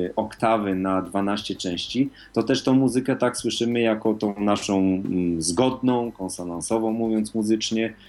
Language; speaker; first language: Polish; native; Polish